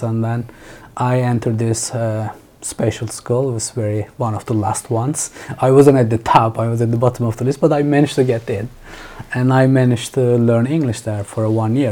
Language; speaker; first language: English; non-native, fluent; Turkish